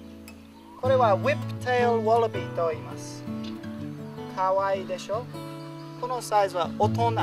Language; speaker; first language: Japanese; non-native, learner; English